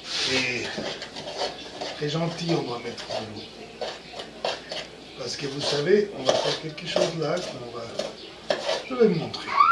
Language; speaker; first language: French; non-native, fluent; Spanish